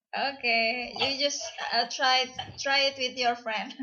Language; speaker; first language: English; non-native, fluent; Indonesian